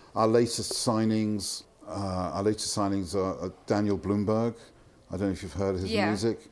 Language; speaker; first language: English; native; English